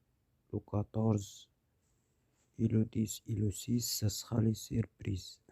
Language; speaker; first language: French; non-native, learner; Arabic